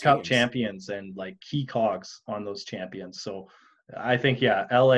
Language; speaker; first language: English; native; English